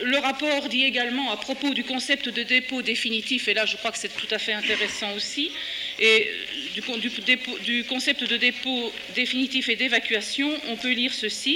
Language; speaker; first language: French; native; French